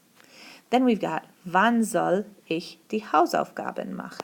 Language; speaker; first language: German; non-native, fluent; English